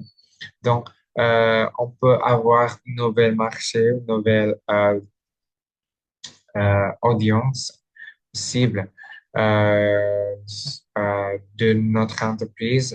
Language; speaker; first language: French; non-native, learner; Indonesian